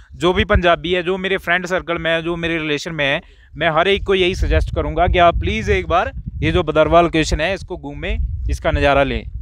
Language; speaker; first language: Hindi; native; Hindi